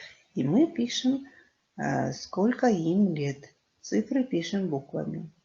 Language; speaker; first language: Russian; non-native, local second language; Kyrgyz